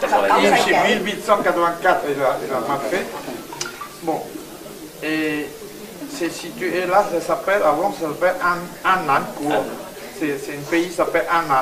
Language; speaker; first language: French; non-native, learner; Chinese